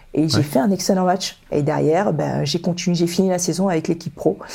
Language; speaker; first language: French; early bilingual, other home language; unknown